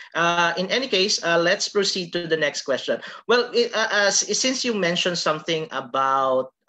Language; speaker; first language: English; non-native, local second language; Filipino